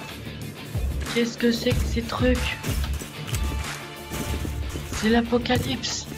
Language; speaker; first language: French; native; French